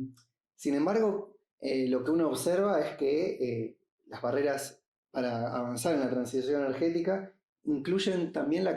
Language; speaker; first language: Spanish; native; Spanish